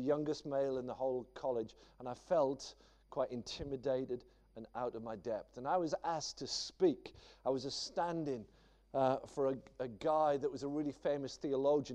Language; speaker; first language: English; native; English